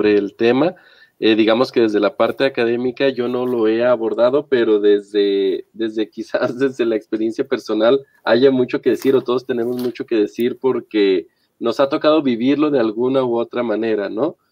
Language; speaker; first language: Spanish; native; Spanish